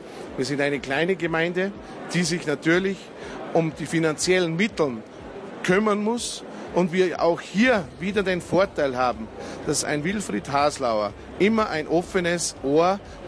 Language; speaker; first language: German; native; German